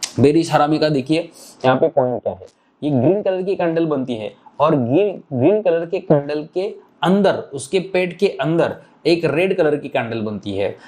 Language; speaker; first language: Hindi; non-native, local second language; Marathi